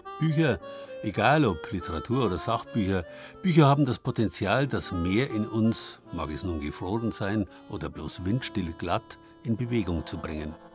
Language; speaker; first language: German; native; German